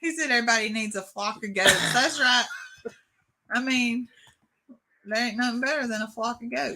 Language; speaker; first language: English; native; English